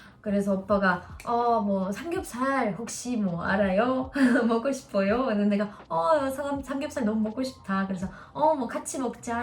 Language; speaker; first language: Korean; non-native, learner; Russian